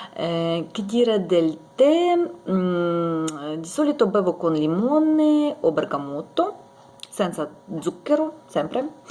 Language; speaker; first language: Italian; non-native, learner; Ukrainian